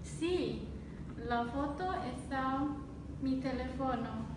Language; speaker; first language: Spanish; non-native, learner; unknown